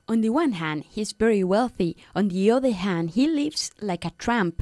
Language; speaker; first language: English; non-native, fluent; Spanish